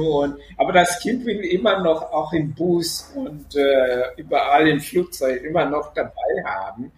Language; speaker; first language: German; non-native, fluent; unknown